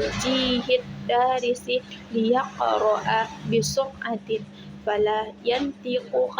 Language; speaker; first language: Arabic; non-native, learner; Indonesian